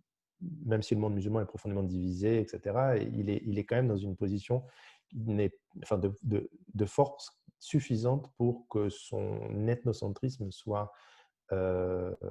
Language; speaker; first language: French; native; French